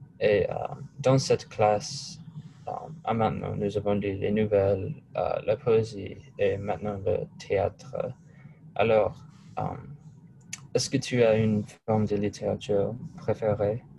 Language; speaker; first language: French; non-native, learner; English